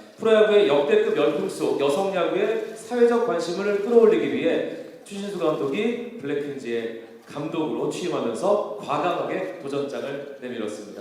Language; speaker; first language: Korean; native; Korean